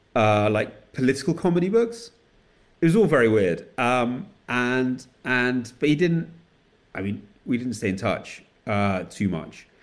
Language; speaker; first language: English; native; English